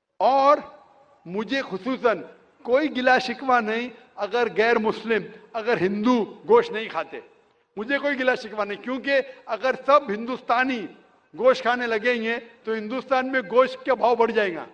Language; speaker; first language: Hindi; native; Hindi